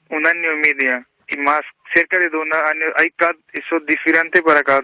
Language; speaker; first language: Spanish; non-native, learner; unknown